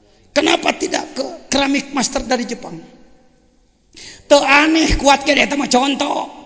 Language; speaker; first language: Malay; non-native, local second language; Sundanese